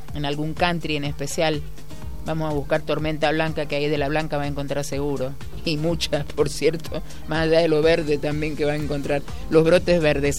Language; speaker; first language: Spanish; native; Spanish